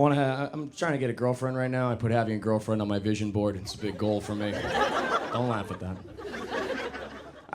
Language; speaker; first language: English; native; English